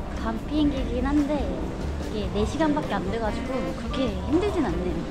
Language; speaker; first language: Korean; native; Korean